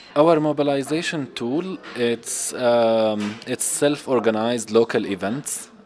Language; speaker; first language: English; non-native, fluent; Arabic